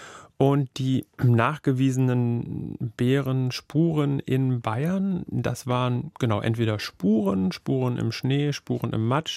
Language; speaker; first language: German; native; German